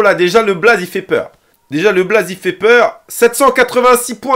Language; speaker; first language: French; native; French